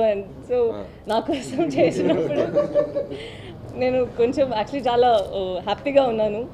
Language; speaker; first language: Telugu; non-native, local second language; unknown